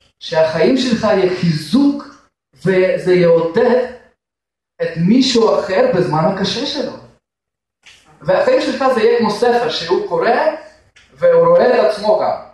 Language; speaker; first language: Hebrew; non-native, fluent; Russian